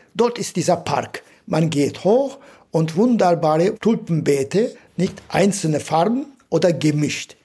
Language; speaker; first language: German; non-native, fluent; Turkish